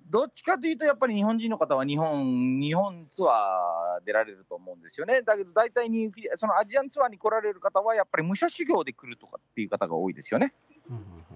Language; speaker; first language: Japanese; early bilingual, heritage; Japanese